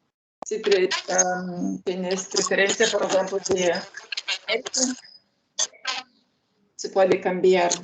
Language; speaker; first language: Spanish; non-native, learner; Lithuanian